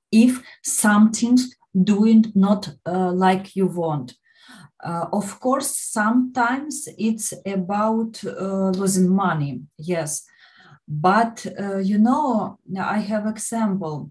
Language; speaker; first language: English; non-native, learner; Ukrainian